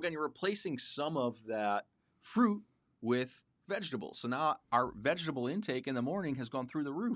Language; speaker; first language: English; native; English